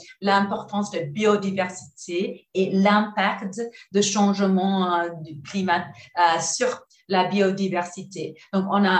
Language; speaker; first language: French; non-native, learner; English